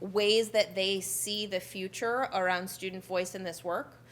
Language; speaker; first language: English; native; English